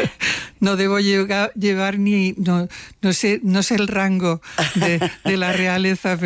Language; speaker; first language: Spanish; non-native, local second language; Catalan